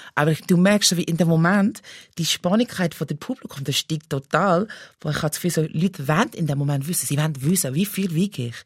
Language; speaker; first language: German; non-native, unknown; English